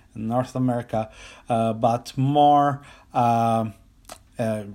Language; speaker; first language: English; non-native, fluent; Turkish